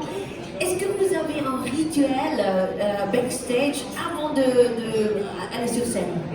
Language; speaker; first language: French; non-native, local second language; German